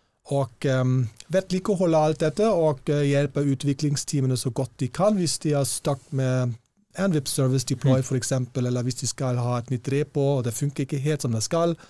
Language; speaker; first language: Norwegian; non-native, fluent; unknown